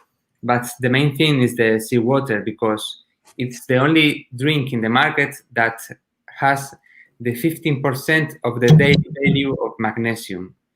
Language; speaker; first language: English; non-native, learner; Spanish